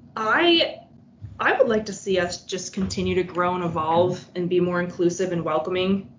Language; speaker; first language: English; native; English